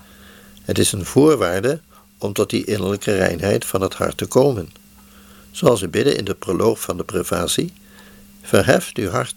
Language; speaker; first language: Dutch; native; Dutch